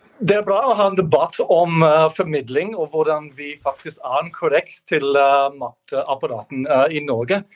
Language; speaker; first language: Norwegian; non-native, fluent; English